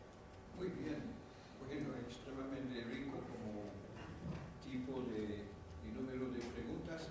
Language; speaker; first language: Spanish; non-native, fluent; French